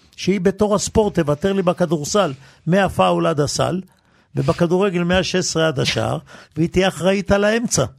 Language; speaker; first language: Hebrew; early bilingual, other home language; Yiddish